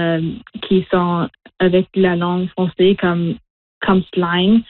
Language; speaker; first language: French; non-native, local second language; English